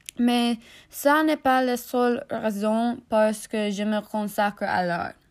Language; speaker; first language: French; non-native, learner; English